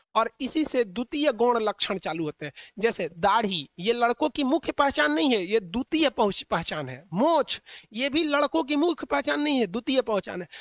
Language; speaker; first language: Hindi; native; Hindi